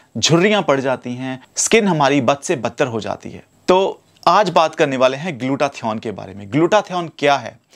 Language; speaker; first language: Hindi; native; Hindi